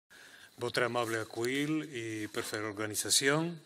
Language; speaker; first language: French; non-native, learner; Spanish